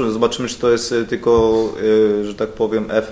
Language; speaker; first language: Polish; native; Polish